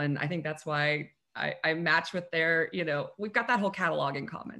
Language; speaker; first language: English; native; English